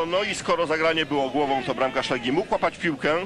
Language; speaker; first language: Polish; native; Polish